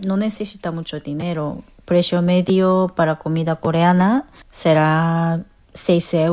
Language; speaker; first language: Spanish; non-native, fluent; Korean